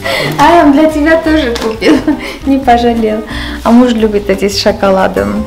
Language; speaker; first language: Russian; non-native, fluent; Armenian